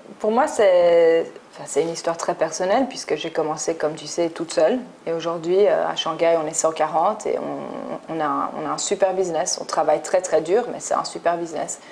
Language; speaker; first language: French; early bilingual, other home language; English